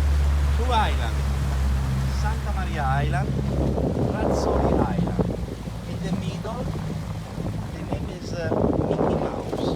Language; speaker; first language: English; non-native, learner; Italian